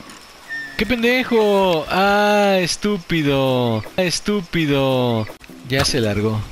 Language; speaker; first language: Spanish; native; Spanish